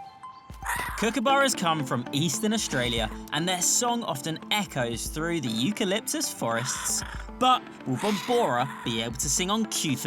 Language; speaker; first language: English; native; English